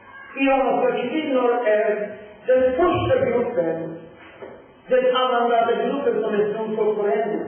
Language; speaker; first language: Swedish; non-native, fluent; Persian